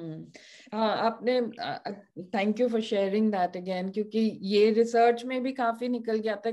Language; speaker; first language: Hindi; native; Hindi